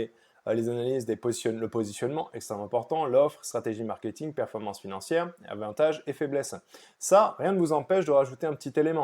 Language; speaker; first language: French; native; French